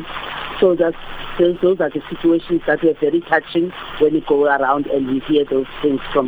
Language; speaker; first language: English; non-native, local second language; Afrikaans